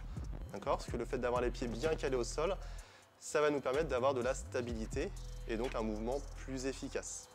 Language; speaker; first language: French; native; French